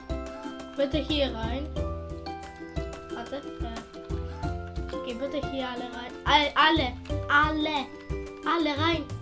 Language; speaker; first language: German; early bilingual, other home language; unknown